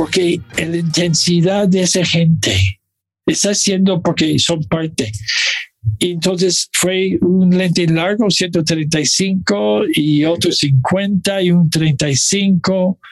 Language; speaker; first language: Spanish; non-native, fluent; English